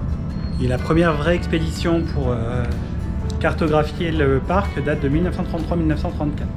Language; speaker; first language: French; native; French